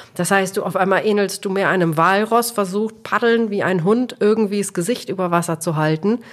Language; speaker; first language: German; native; German